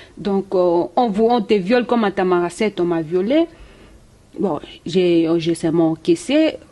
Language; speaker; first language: French; non-native, local second language; Lingala